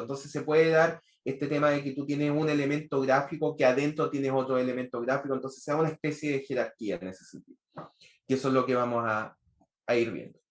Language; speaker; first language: Spanish; native; Spanish